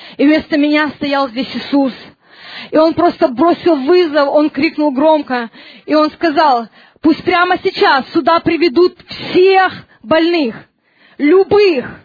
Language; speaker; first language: Russian; early bilingual, heritage; Russian